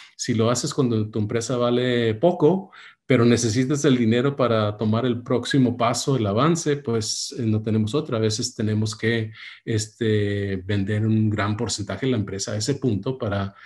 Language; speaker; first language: Spanish; early bilingual, heritage; Spanish